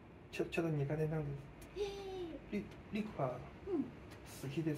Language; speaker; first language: Japanese; non-native, learner; Chinese